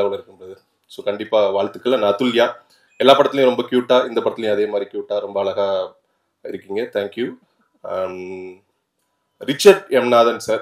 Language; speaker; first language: Tamil; native; Tamil